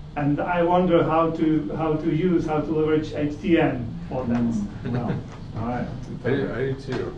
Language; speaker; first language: English; non-native, fluent; Czech